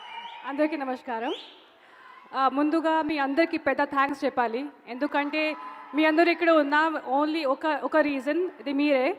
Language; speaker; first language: Telugu; non-native, fluent; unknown